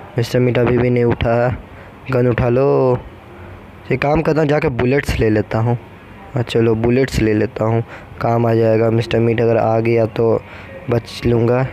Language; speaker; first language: Hindi; native; Hindi